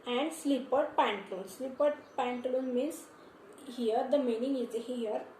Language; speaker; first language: English; non-native, local second language; Marathi